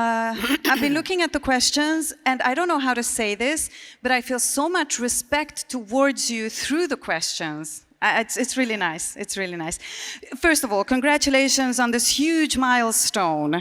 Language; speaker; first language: English; non-native, fluent; Hungarian